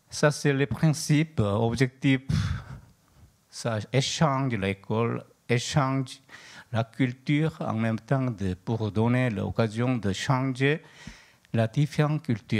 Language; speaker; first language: French; non-native, learner; Korean